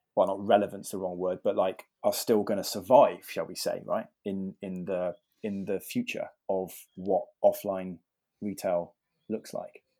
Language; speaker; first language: English; native; English